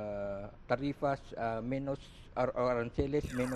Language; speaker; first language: Spanish; non-native, learner; Filipino